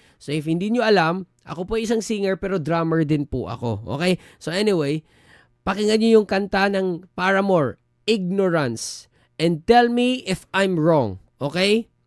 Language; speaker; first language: Filipino; non-native, local second language; Cebuano